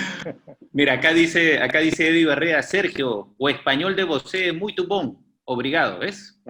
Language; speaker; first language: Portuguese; non-native, learner; Spanish